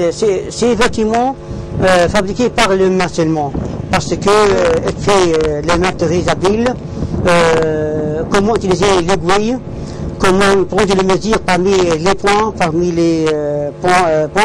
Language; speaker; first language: French; non-native, learner; Arabic